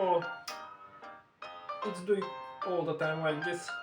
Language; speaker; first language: English; non-native, learner; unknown